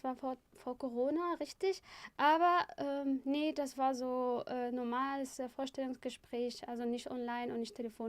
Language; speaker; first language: German; non-native, fluent; Arabic